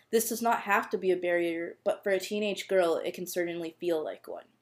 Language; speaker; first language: English; native; English